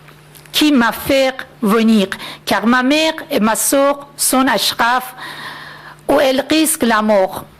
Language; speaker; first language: French; non-native, fluent; Persian